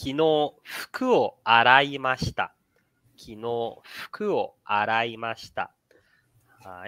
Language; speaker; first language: Japanese; non-native, fluent; Portuguese